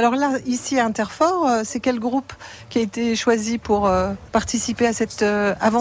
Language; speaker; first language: French; native; French